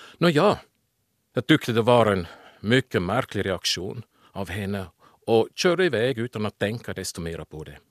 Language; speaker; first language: Swedish; non-native, fluent; German